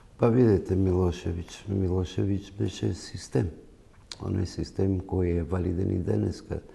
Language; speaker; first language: Macedonian; non-native, local second language; Albanian